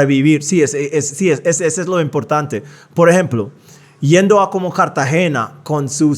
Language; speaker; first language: Spanish; non-native, fluent; English